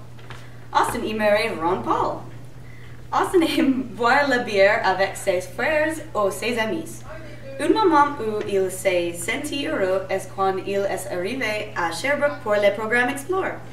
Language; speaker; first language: French; non-native, learner; English